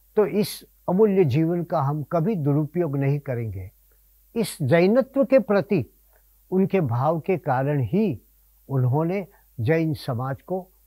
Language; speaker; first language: Hindi; non-native, local second language; Gujarati